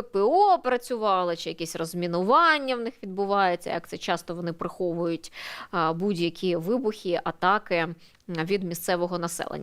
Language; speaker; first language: Ukrainian; native; Ukrainian